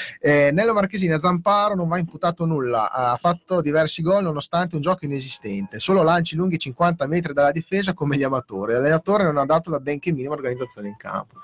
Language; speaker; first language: Italian; native; Italian